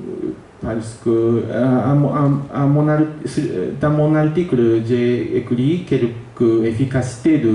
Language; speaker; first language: French; non-native, learner; Japanese